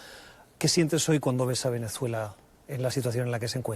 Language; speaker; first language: Spanish; native; Spanish